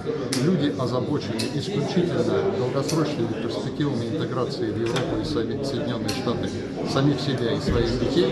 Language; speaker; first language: Russian; native; Russian